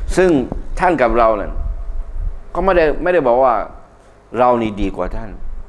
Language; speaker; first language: Thai; non-native, local second language; Malay